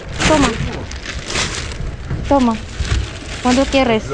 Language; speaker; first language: Spanish; non-native, learner; Filipino